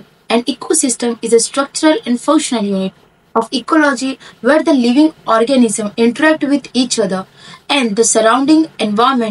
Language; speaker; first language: English; non-native, local second language; Hindi